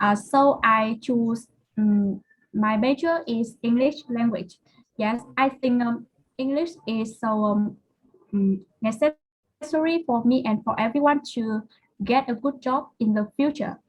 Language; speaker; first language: English; non-native, learner; Vietnamese